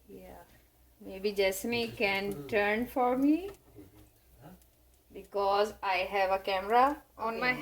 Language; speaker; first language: English; non-native, learner; Hindi